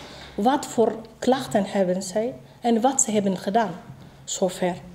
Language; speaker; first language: Dutch; non-native, learner; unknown